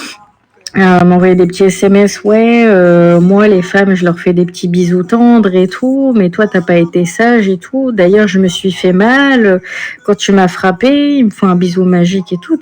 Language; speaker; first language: French; native; French